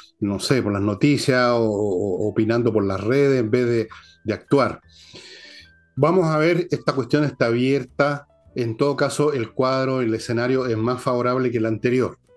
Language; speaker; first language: Spanish; native; Spanish